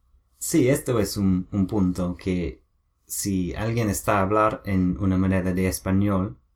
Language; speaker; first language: Spanish; non-native, learner; English